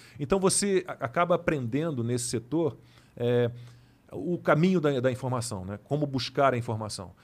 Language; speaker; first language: Portuguese; native; Portuguese